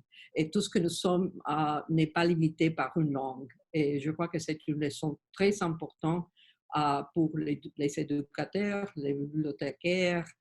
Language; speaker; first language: French; non-native, learner; Spanish